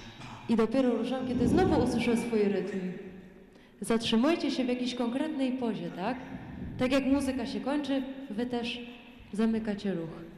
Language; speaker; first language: Polish; native; Polish